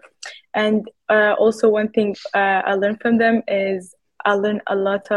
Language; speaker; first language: English; non-native, fluent; Arabic